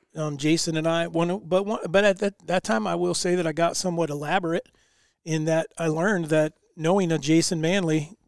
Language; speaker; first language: English; native; English